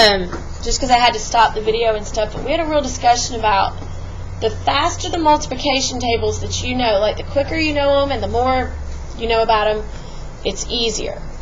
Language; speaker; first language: English; native; English